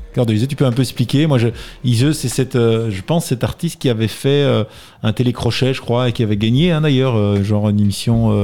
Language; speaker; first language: French; native; French